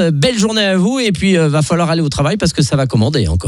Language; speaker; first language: French; native; French